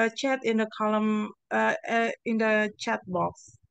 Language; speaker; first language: English; non-native, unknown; Indonesian